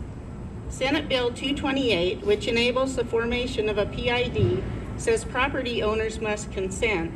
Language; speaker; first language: English; native; English